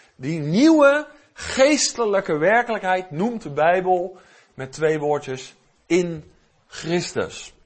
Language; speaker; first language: Dutch; native; Dutch